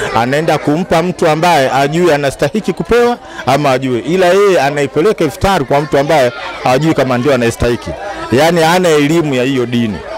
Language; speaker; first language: Swahili; native; Swahili